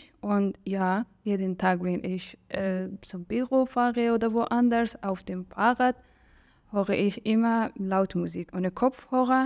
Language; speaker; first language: German; non-native, learner; Persian